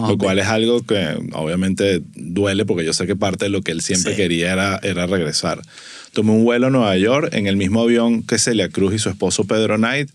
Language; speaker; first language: Spanish; native; Spanish